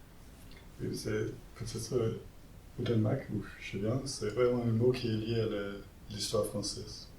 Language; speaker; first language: French; non-native, learner; Danish